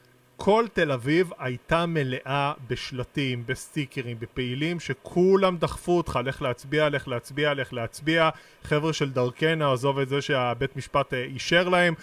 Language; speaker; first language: Hebrew; native; Hebrew